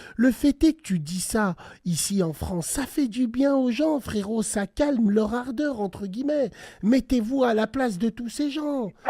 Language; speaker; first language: French; early bilingual, other home language; Arabic